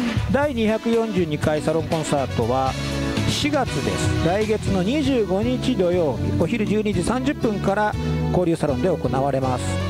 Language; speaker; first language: Japanese; native; Japanese